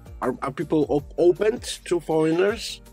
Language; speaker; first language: English; non-native, fluent; Polish